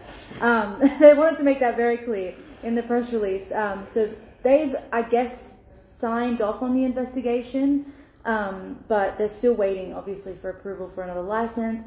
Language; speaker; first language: English; native; English